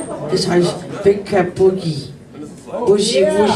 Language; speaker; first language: German; non-native, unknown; English